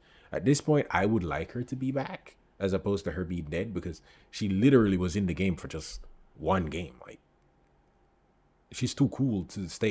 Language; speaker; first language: English; native; English